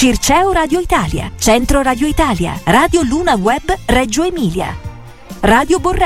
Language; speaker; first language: Italian; native; Italian